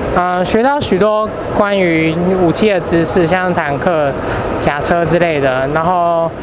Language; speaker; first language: Chinese; native; Chinese